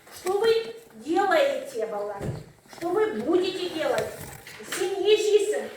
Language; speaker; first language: Russian; non-native, local second language; Kazakh